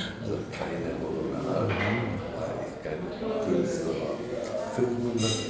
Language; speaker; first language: German; non-native, learner; Czech